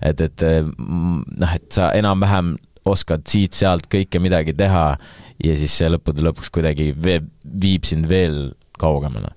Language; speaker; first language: Estonian; non-native, local second language; Russian